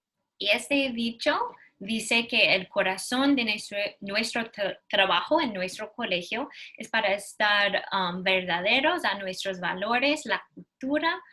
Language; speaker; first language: Spanish; non-native, learner; English